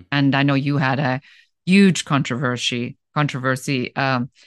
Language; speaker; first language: English; non-native, fluent; German